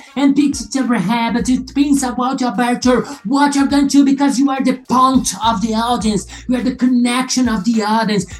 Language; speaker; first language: English; non-native, learner; Portuguese